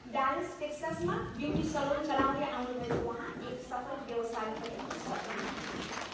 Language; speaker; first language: Nepali; early bilingual, heritage; Nepali